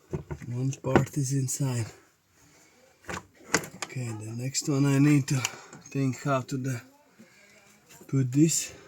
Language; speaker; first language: English; non-native, learner; Latvian